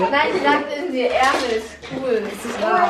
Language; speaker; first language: German; early bilingual, other home language; Filipino